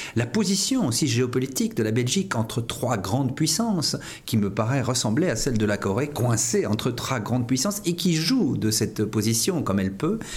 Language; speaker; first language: French; native; French